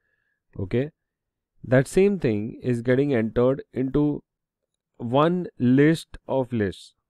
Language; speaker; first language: English; non-native, local second language; Hindi